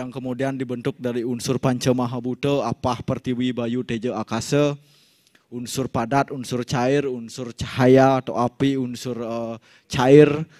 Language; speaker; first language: Indonesian; native; Indonesian